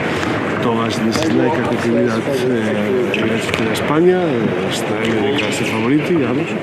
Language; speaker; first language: Macedonian; non-native, learner; Spanish